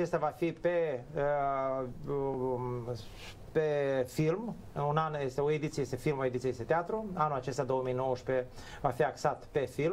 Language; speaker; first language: Romanian; native; Romanian